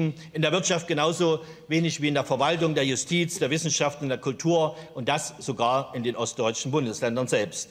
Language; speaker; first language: German; native; German